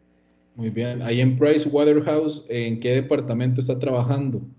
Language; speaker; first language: Spanish; native; Spanish